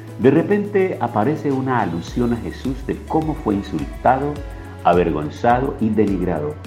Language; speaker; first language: Spanish; native; Spanish